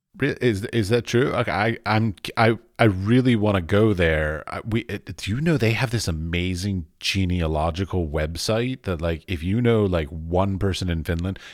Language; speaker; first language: English; early bilingual, other home language; Finnish